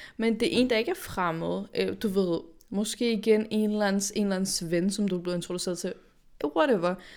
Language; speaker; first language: Danish; early bilingual, other home language; Arabic